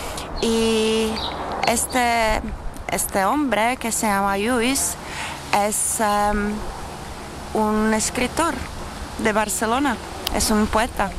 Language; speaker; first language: Spanish; non-native, fluent; Czech